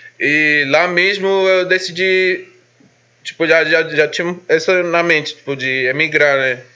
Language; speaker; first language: Portuguese; non-native, fluent; Spanish